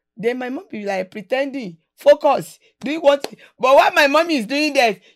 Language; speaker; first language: English; non-native, local second language; Yoruba